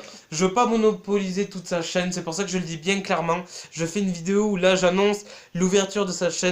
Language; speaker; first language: French; native; French